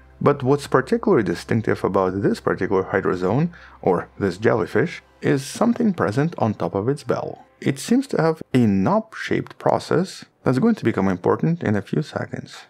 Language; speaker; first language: English; non-native, fluent; Russian